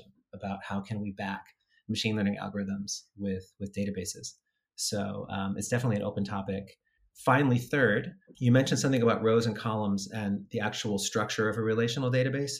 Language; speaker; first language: English; native; English